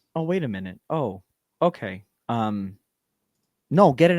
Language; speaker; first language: English; native; English